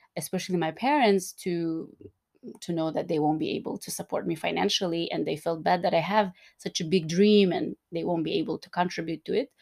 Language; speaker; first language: English; non-native, fluent; Turkmen